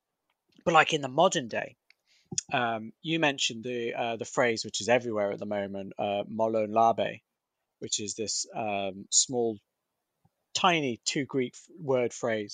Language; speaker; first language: English; native; English